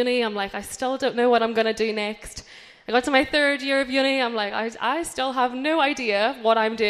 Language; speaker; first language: English; native; English